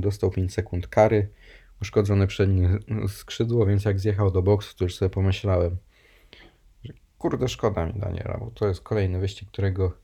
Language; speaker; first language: Polish; native; Polish